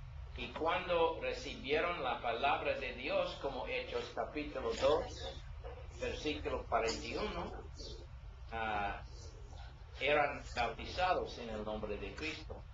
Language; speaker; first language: Spanish; non-native, learner; English